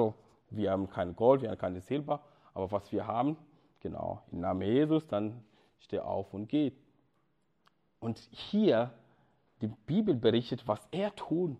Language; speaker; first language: German; non-native, fluent; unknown